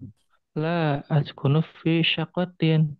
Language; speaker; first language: Arabic; non-native, learner; Indonesian